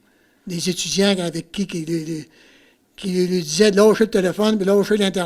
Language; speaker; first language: French; native; French